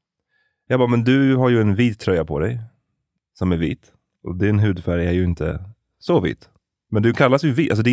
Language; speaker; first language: Swedish; native; Swedish